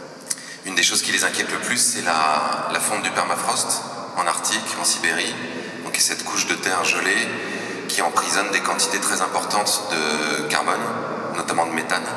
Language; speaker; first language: French; native; French